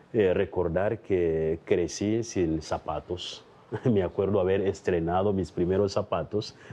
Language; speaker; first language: Spanish; non-native, fluent; Kikuyu